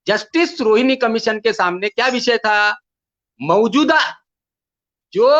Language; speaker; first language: Hindi; non-native, local second language; Marathi